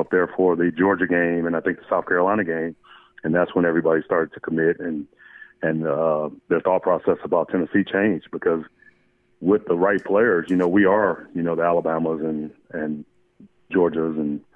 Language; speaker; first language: English; native; English